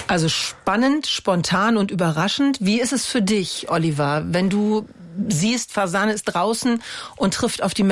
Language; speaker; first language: German; native; German